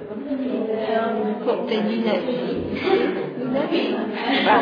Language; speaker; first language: French; non-native, fluent; English